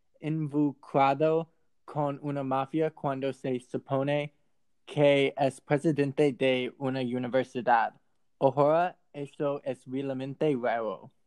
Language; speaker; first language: Spanish; non-native, learner; English